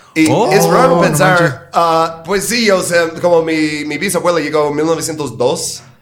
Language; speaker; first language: Spanish; non-native, fluent; English